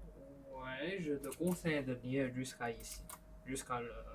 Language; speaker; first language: French; non-native, learner; Chinese